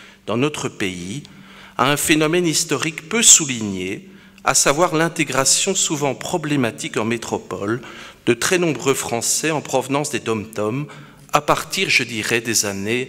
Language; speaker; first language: French; native; French